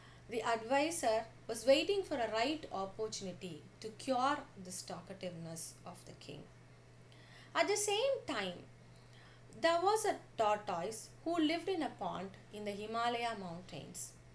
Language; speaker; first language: English; non-native, local second language; Tamil